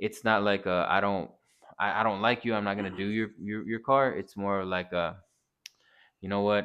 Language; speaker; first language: English; native; English